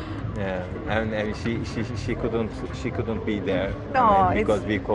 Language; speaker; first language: English; non-native, learner; Turkish